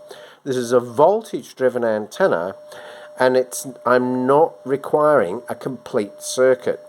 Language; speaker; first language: English; native; English